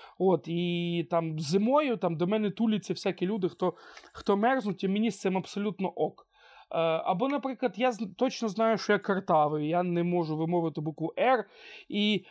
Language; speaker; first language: Ukrainian; non-native, local second language; Russian